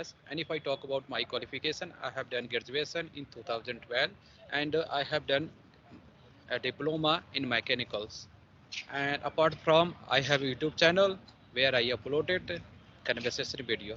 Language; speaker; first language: English; non-native, learner; Hindi